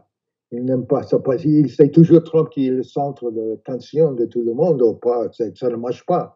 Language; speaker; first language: French; non-native, fluent; English